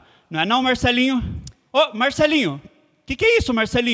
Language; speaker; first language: Portuguese; native; Portuguese